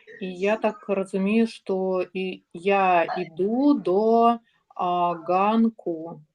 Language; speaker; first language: Ukrainian; non-native, learner; Russian